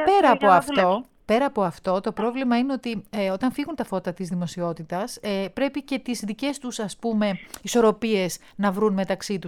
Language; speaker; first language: Greek; native; Greek